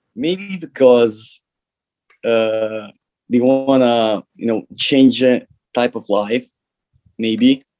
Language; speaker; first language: English; non-native, learner; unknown